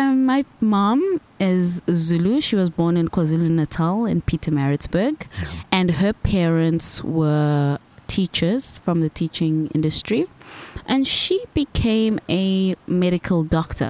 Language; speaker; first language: English; non-native, local second language; Xhosa